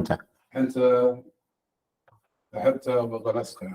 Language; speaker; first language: Arabic; non-native, learner; English